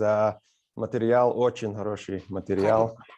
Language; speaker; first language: Russian; non-native, fluent; English